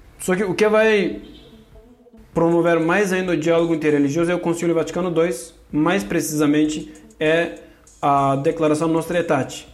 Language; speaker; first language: Portuguese; non-native, fluent; Kurdish